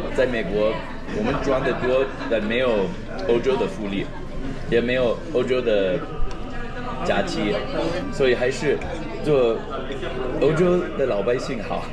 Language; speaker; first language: Chinese; non-native, fluent; English